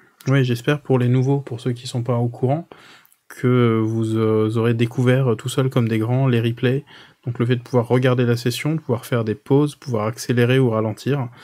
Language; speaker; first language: French; native; French